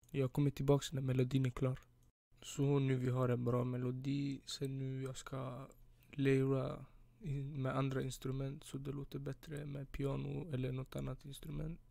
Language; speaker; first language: Swedish; early bilingual, other home language; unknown